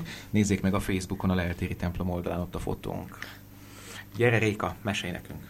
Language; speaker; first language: Hungarian; native; Hungarian